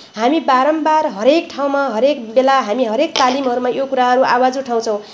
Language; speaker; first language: Nepali; native; Nepali